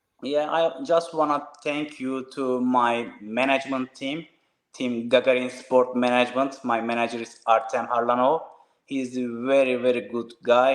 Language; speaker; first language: English; non-native, learner; Turkish